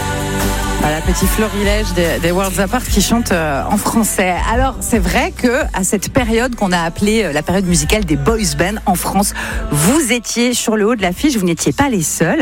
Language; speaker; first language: French; native; French